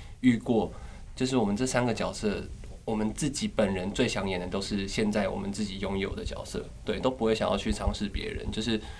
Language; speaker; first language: Chinese; native; Chinese